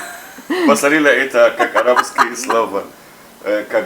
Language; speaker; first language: Russian; non-native, learner; Arabic